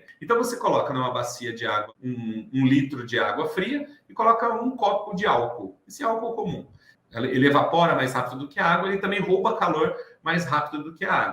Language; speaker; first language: Portuguese; native; Portuguese